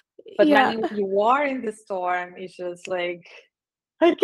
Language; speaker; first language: English; non-native, fluent; Portuguese